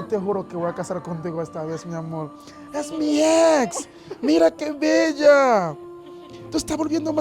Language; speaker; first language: Spanish; non-native, learner; Haitian Creole